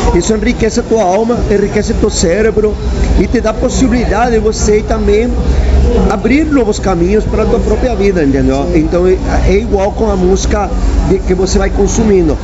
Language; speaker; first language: Portuguese; non-native, fluent; Spanish